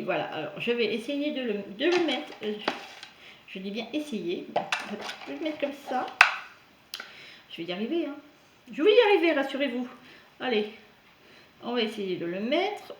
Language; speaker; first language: French; native; French